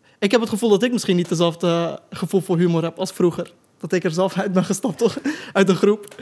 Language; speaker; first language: Dutch; early bilingual, other home language; Turkish